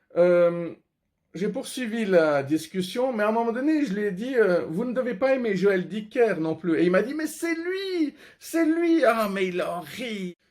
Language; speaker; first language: French; non-native, fluent; Persian